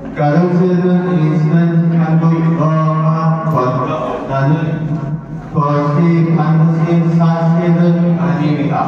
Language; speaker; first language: Korean; non-native, learner; Indonesian